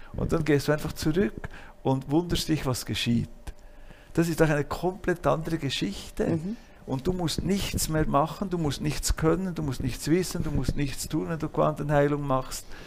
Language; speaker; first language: German; native; German